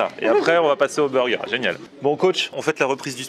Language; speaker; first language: French; native; French